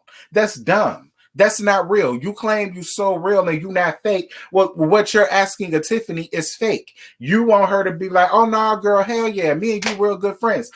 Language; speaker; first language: English; native; English